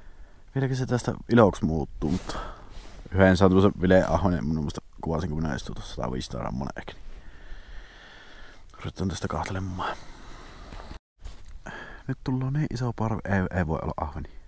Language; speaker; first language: Finnish; native; Finnish